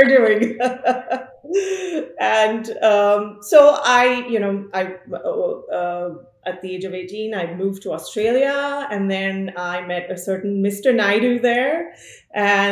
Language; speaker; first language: English; non-native, local second language; Punjabi